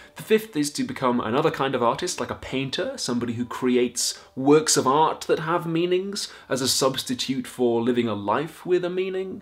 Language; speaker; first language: English; native; English